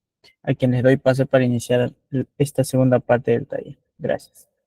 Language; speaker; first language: Spanish; native; Spanish